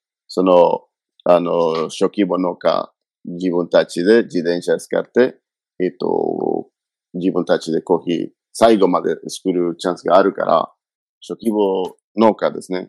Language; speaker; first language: Japanese; non-native, fluent; Spanish